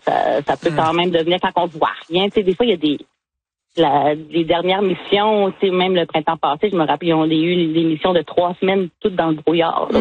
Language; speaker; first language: French; native; French